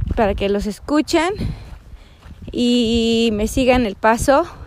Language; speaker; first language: Spanish; native; Spanish